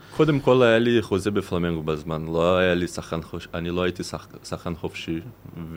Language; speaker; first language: Hebrew; non-native, fluent; Portuguese